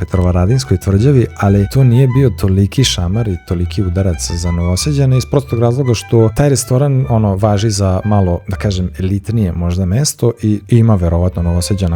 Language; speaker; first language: Serbian; native; Serbian